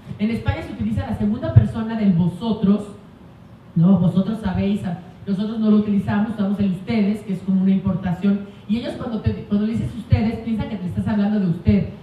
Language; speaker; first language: Spanish; native; Spanish